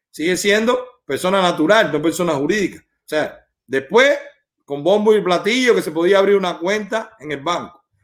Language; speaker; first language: Spanish; native; Spanish